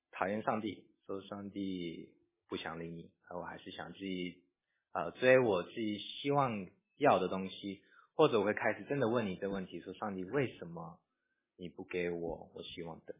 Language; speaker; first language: Chinese; early bilingual, heritage; English